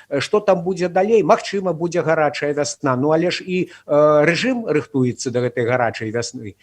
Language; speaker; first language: Belarusian; native; Belarusian